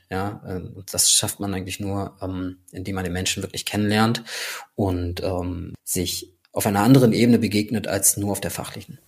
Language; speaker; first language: German; native; German